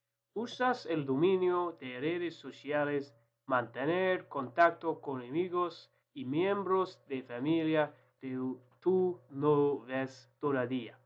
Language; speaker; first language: Spanish; non-native, learner; English